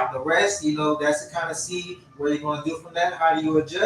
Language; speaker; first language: English; native; English